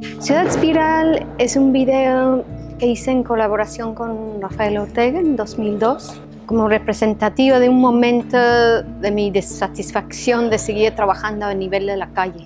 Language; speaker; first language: Spanish; non-native, fluent; English